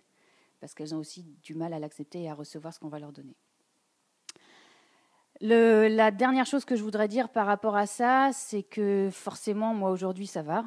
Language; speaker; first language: French; native; French